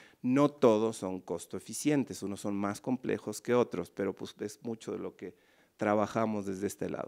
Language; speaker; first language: Spanish; native; Spanish